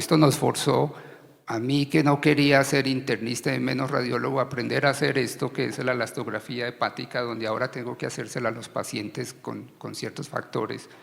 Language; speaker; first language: Spanish; native; Spanish